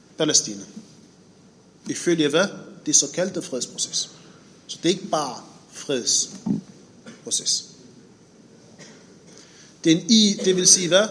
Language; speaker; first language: Danish; non-native, fluent; Arabic